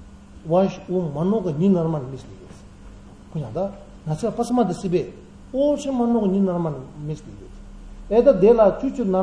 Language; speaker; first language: Russian; non-native, learner; Tibetan